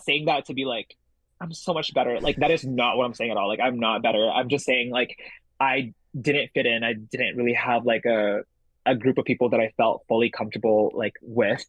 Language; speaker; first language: English; early bilingual, other home language; Indonesian